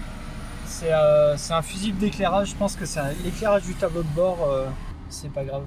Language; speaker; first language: French; native; French